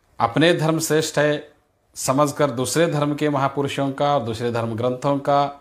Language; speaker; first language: Hindi; non-native, local second language; Kannada